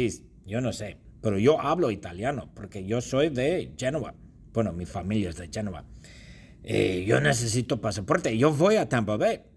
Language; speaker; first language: Spanish; non-native, fluent; English